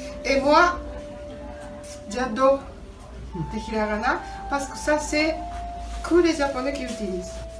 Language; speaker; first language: French; non-native, learner; Japanese